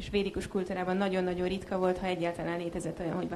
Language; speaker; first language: Hungarian; native; Hungarian